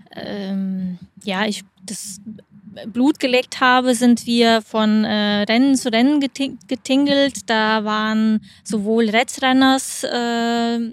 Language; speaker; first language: German; non-native, fluent; Lithuanian